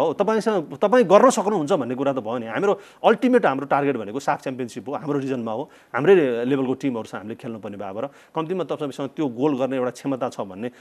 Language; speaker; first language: Nepali; native; Nepali